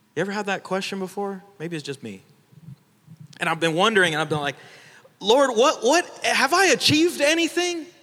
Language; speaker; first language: English; early bilingual, other home language; Filipino